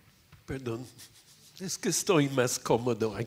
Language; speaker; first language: Spanish; non-native, fluent; English